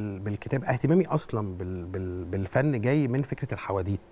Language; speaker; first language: Arabic; native; Arabic